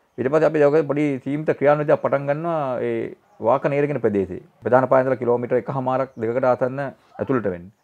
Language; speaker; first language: Sinhala; native; Sinhala